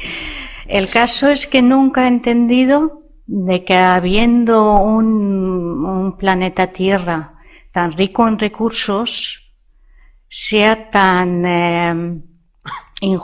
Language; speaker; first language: Spanish; non-native, fluent; Persian